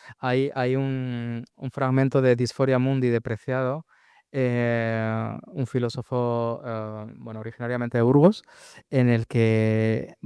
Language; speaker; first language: Spanish; native; Spanish